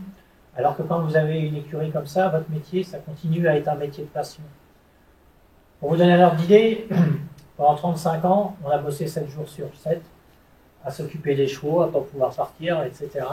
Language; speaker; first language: French; native; French